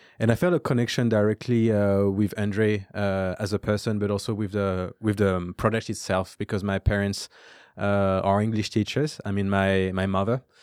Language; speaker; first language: English; non-native, fluent; French